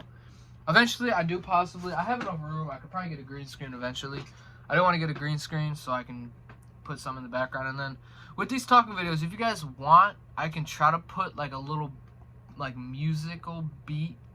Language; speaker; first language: English; native; English